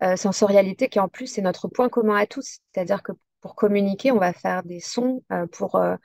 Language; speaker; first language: French; native; French